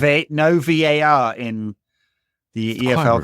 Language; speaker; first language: English; native; English